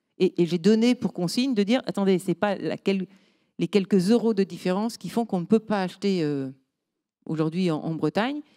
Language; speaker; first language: French; native; French